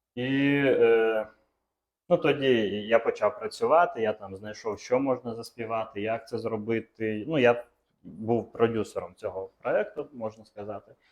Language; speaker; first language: Ukrainian; non-native, local second language; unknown